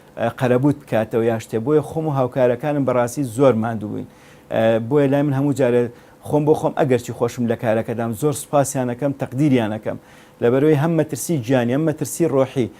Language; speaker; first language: Central Kurdish; native; Central Kurdish